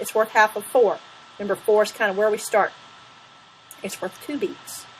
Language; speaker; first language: English; native; English